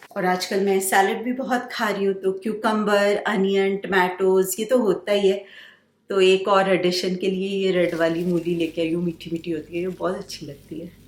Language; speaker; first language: Hindi; native; Hindi